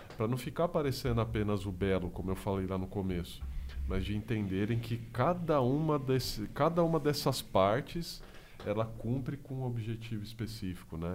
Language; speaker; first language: Portuguese; native; Portuguese